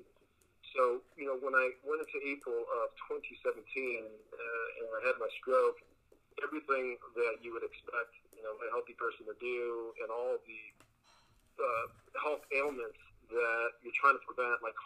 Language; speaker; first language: English; early bilingual, other home language; Spanish